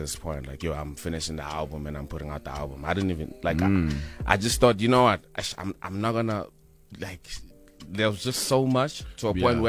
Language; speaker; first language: English; non-native, local second language; Northern Sotho